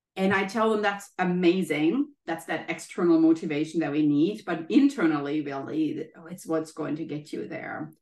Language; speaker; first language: English; non-native, fluent; German